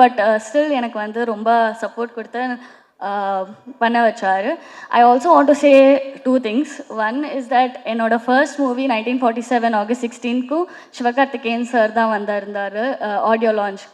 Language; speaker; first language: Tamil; non-native, fluent; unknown